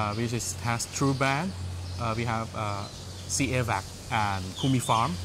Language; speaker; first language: English; non-native, fluent; Thai